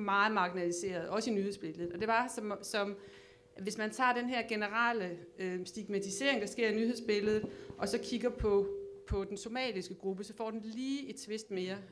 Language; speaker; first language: Danish; native; Danish